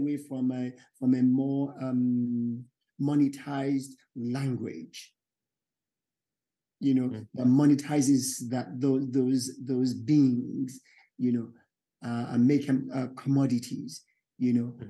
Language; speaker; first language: English; non-native, local second language; Yoruba